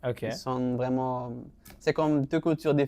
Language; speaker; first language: French; non-native, local second language; Arabic